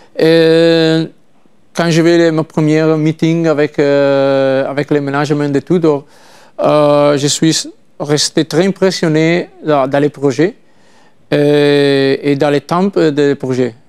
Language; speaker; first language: French; non-native, learner; Italian